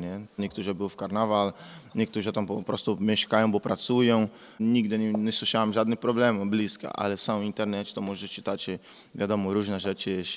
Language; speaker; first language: Polish; non-native, learner; Portuguese